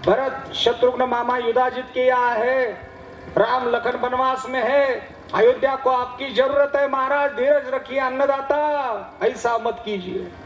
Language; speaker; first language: Hindi; non-native, local second language; Marathi